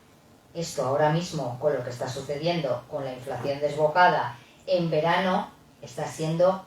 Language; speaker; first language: Spanish; native; Spanish